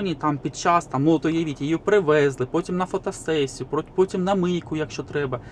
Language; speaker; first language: Ukrainian; non-native, local second language; Russian